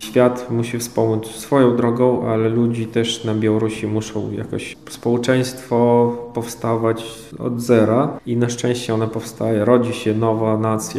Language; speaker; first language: Polish; non-native, fluent; Russian